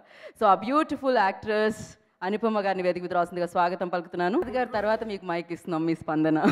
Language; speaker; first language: Telugu; native; Telugu